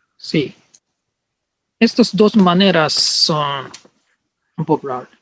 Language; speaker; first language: Spanish; non-native, learner; Japanese